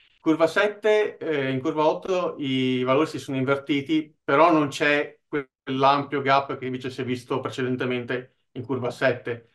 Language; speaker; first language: Italian; native; Italian